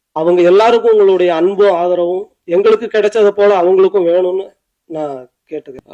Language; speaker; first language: Tamil; native; Tamil